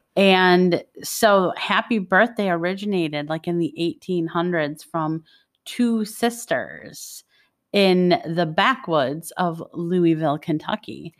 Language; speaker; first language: English; native; English